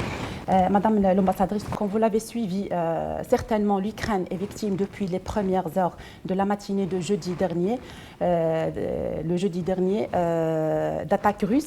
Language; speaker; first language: French; non-native, local second language; Arabic